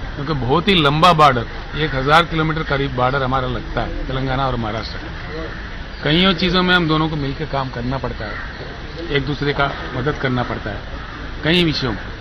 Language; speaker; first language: Hindi; non-native, local second language; Telugu